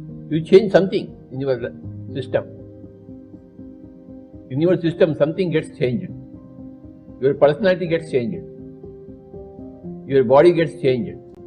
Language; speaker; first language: English; non-native, local second language; Telugu